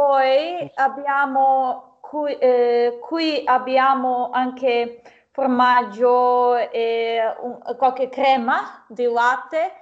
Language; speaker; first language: Italian; non-native, fluent; Serbian